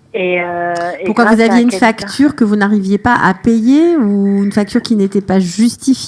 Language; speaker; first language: French; native; French